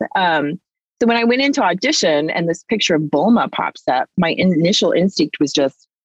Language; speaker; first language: English; early bilingual, other home language; Spanish